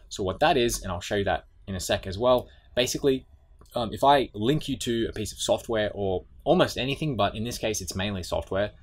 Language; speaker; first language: English; native; English